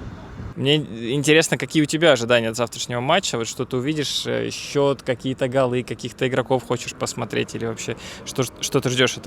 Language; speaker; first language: Russian; native; Russian